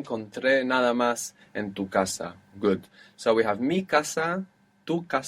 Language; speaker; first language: Spanish; non-native, fluent; English